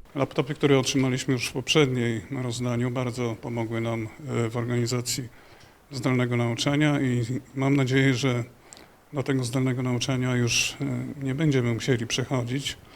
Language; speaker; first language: Polish; native; Polish